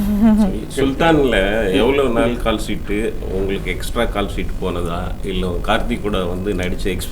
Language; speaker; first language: Tamil; native; Tamil